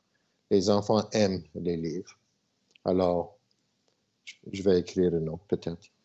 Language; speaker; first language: French; non-native, local second language; English